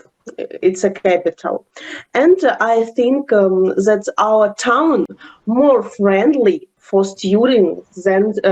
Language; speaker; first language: English; non-native, learner; Ukrainian